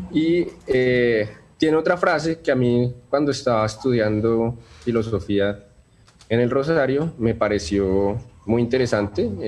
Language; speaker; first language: Spanish; native; Spanish